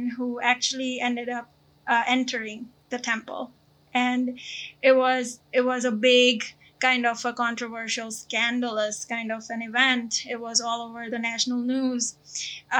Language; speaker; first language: English; non-native, local second language; Gujarati